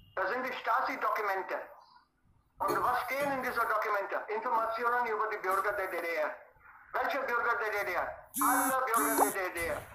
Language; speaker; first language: German; non-native, fluent; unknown